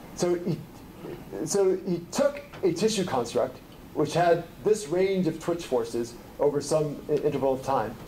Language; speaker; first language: English; native; English